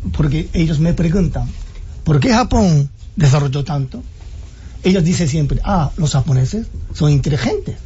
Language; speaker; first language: Spanish; non-native, fluent; Japanese